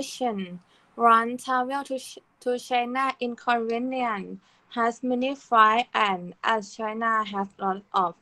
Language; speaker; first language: English; non-native, learner; Thai